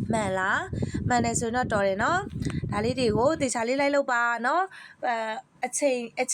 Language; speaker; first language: Burmese; native; Burmese